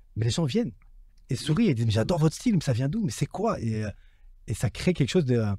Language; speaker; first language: French; native; French